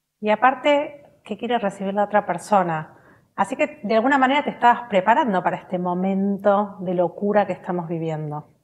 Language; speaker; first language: Spanish; native; Spanish